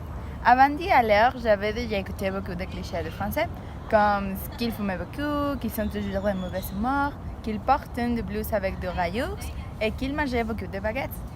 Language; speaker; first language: French; non-native, learner; Spanish